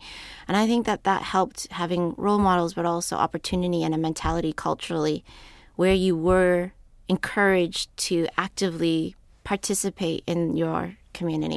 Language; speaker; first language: English; native; English